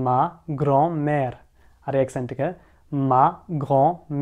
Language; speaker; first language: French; early bilingual, other home language; Sinhala